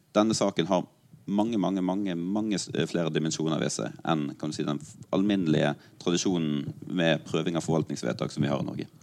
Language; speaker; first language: Norwegian; native; Norwegian